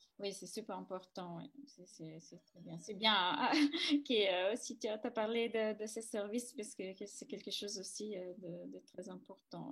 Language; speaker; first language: French; non-native, fluent; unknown